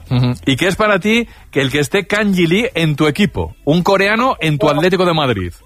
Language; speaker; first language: Spanish; native; Spanish